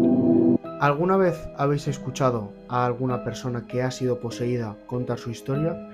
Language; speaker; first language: Spanish; native; Spanish